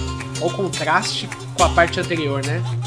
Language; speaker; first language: Portuguese; native; Portuguese